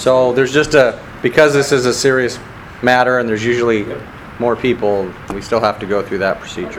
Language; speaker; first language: English; native; English